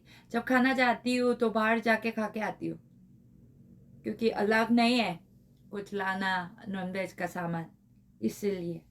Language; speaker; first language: Hindi; non-native, learner; Korean